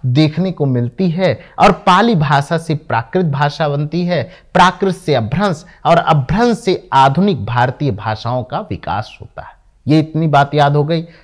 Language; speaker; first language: Hindi; native; Hindi